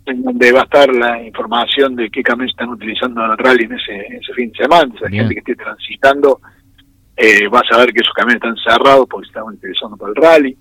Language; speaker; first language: Spanish; native; Spanish